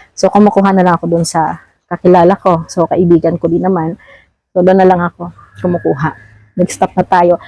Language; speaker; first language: Filipino; non-native, local second language; Cebuano